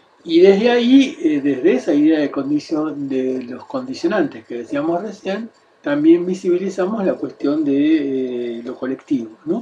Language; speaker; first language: Spanish; native; Spanish